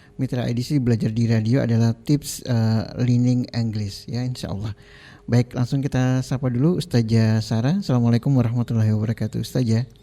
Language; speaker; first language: Indonesian; native; Indonesian